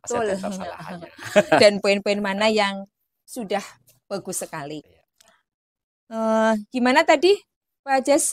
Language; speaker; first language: Indonesian; native; Indonesian